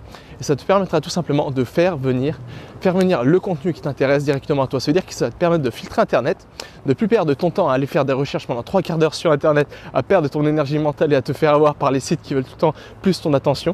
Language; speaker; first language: French; native; French